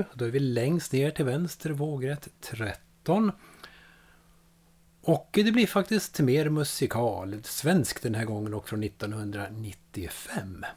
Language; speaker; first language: Swedish; native; Swedish